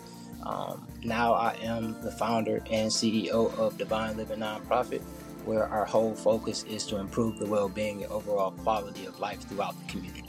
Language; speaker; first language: English; native; English